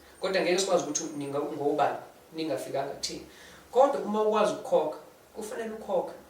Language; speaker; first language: Zulu; non-native, local second language; English